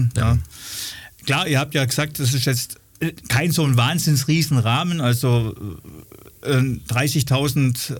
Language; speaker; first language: German; native; German